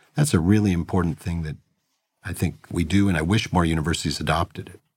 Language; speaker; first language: English; native; English